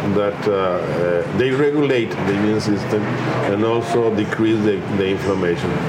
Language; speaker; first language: English; non-native, fluent; Spanish